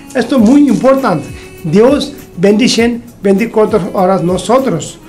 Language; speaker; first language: Spanish; non-native, learner; Tibetan